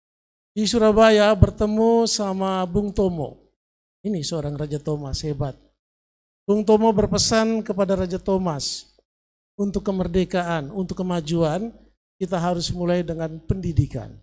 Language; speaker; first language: Indonesian; native; Indonesian